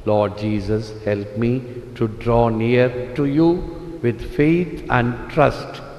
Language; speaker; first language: English; non-native, local second language; Tamil